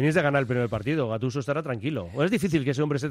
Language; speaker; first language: Spanish; native; Spanish